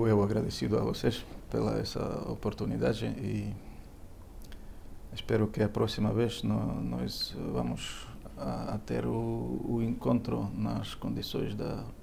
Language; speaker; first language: Portuguese; non-native, fluent; Ukrainian